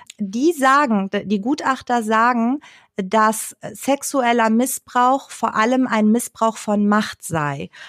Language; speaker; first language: German; early bilingual, other home language; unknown